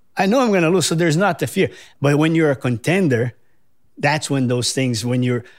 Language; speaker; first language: English; non-native, fluent; Portuguese